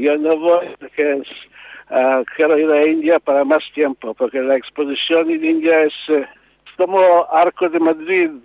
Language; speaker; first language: Spanish; non-native, learner; Hebrew